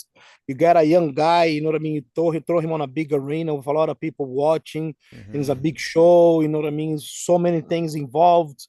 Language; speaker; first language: English; non-native, fluent; Portuguese